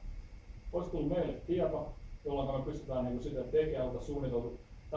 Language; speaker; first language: Finnish; native; Finnish